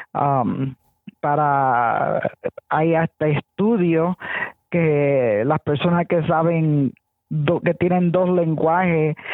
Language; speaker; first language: Spanish; early bilingual, heritage; Spanish